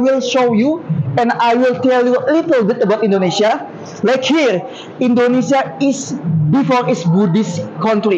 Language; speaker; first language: English; non-native, learner; Indonesian